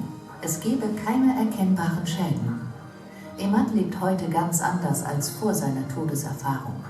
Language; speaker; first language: German; native; German